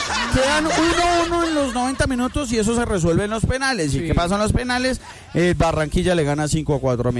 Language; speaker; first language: Spanish; native; Spanish